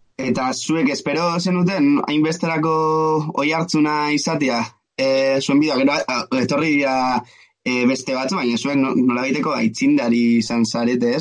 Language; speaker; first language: Basque; native; Basque